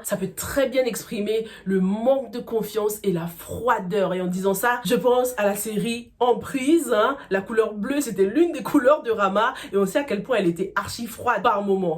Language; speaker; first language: French; native; French